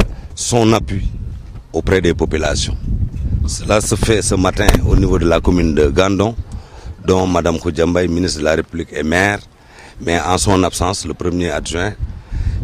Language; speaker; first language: French; non-native, local second language; Wolof